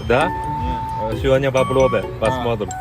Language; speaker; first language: Russian; non-native, learner; Chinese